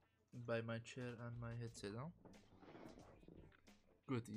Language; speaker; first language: English; non-native, learner; Central Kurdish